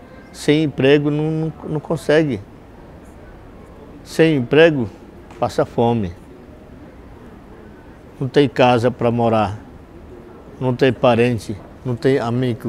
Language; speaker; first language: Portuguese; non-native, local second language; Yanomámi